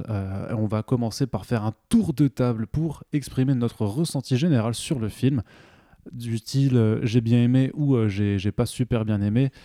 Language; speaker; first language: French; native; French